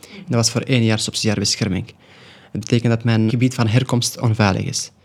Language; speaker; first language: Dutch; non-native, learner; Pashto